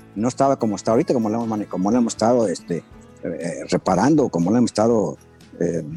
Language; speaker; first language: Spanish; native; Spanish